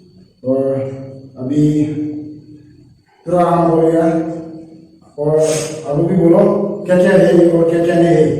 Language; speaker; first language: Hindi; non-native, local second language; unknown